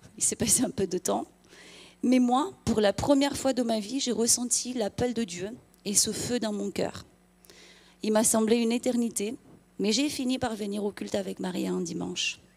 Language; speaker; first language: French; non-native, fluent; Romanian